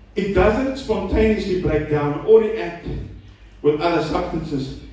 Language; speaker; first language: English; non-native, local second language; Afrikaans